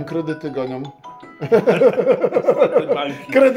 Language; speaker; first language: Polish; native; Polish